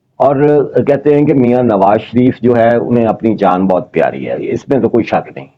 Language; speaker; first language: Urdu; non-native, local second language; Punjabi